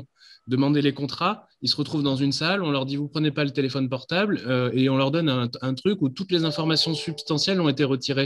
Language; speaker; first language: French; native; French